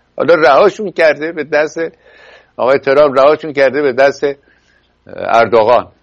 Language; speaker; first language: Persian; native; Persian